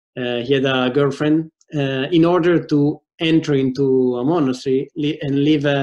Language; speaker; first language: English; non-native, fluent; Italian